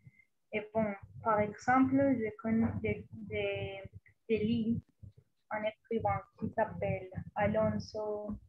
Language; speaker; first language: French; non-native, learner; Spanish